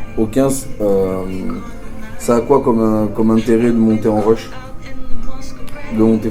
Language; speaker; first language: French; native; French